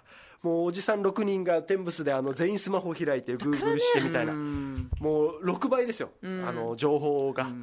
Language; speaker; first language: Japanese; native; Japanese